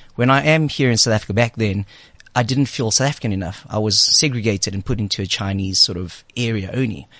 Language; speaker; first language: English; native; English